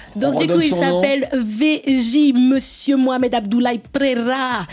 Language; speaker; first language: French; native; French